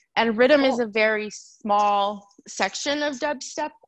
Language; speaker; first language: English; native; English